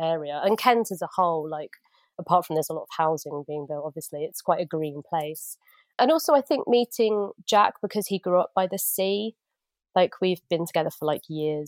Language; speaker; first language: English; native; English